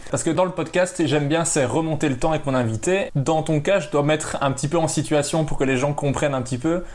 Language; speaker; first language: French; native; French